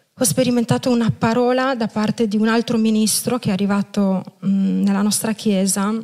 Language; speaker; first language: Italian; non-native, fluent; Romanian